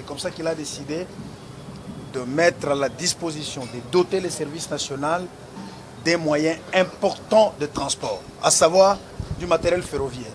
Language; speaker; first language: French; non-native, local second language; Lingala